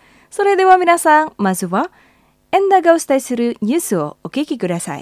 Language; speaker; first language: Japanese; non-native, fluent; Indonesian